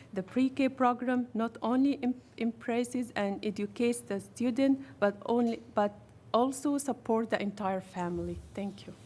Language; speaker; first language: English; non-native, fluent; Arabic